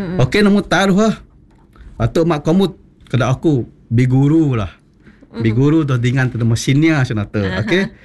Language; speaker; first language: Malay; non-native, local second language; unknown